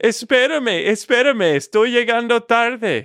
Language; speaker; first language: Spanish; non-native, fluent; English